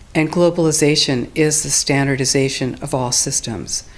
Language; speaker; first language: English; native; English